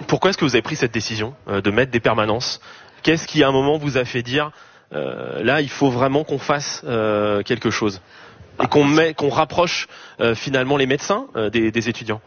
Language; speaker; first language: French; native; French